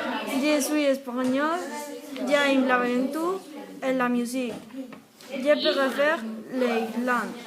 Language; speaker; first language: French; non-native, learner; Spanish